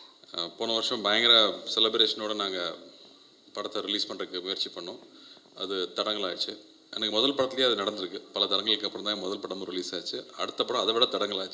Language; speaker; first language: Tamil; native; Tamil